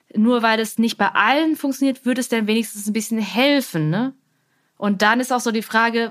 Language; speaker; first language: German; early bilingual, other home language; Vietnamese